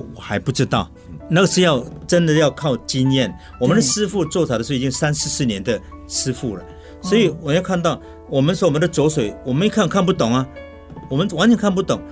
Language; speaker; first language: Chinese; native; Chinese